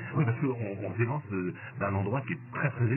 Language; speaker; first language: French; native; French